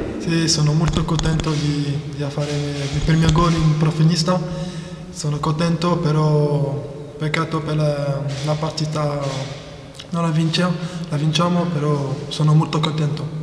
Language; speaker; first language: Italian; non-native, learner; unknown